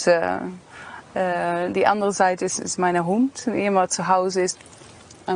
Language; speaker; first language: German; non-native, learner; Dutch